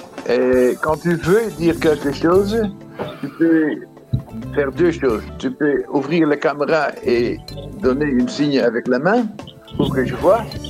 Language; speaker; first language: French; non-native, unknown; Dutch